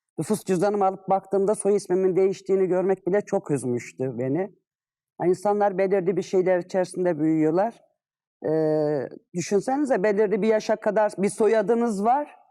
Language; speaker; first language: Turkish; native; Turkish